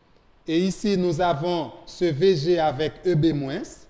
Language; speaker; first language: French; non-native, local second language; Haitian Creole